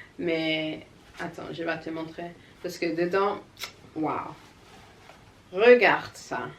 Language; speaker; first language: French; non-native, learner; English